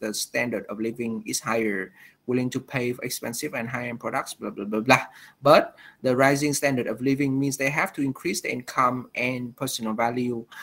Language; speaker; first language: English; non-native, fluent; Vietnamese